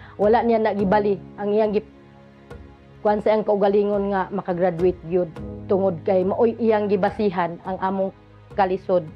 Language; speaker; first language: Cebuano; non-native, local second language; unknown